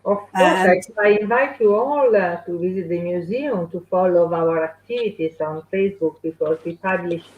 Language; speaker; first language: English; non-native, fluent; Italian